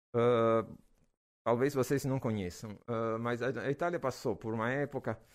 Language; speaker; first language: Portuguese; non-native, fluent; Italian